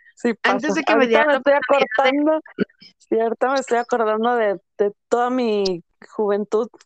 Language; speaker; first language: Spanish; early bilingual, heritage; Spanish